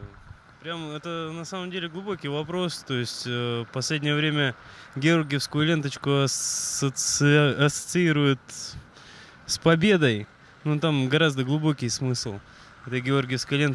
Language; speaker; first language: Russian; native; Russian